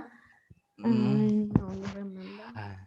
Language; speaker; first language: English; non-native, learner; Spanish